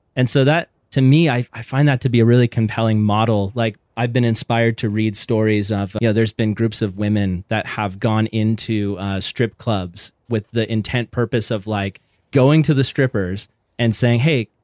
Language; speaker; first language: English; native; English